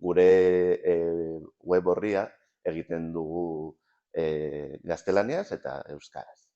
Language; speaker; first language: Basque; non-native, local second language; Spanish